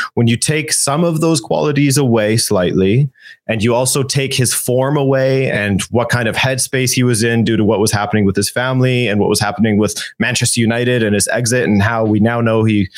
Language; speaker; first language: English; native; English